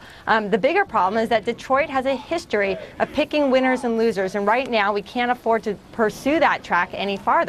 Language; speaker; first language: English; native; English